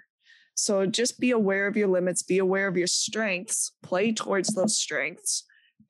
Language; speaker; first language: English; native; English